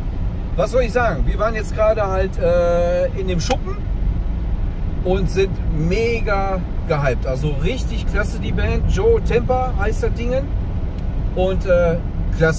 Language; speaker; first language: German; native; German